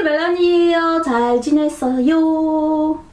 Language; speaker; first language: Korean; non-native, fluent; French